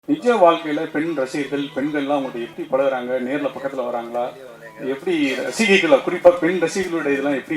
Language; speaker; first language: Tamil; native; Tamil